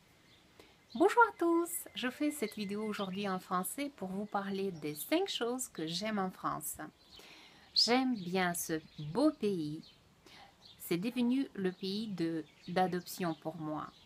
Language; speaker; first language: French; non-native, fluent; Russian